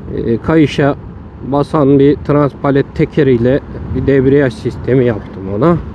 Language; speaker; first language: Turkish; native; Turkish